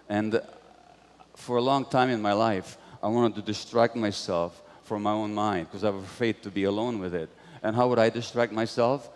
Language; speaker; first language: English; non-native, fluent; Hungarian